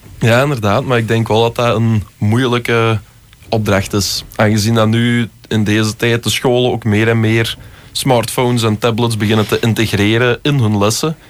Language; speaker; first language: Dutch; native; Dutch